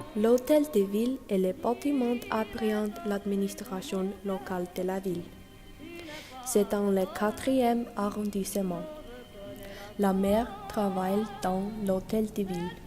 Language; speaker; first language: French; non-native, learner; Icelandic